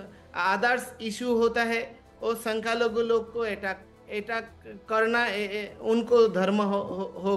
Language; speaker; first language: Hindi; non-native, learner; Bangla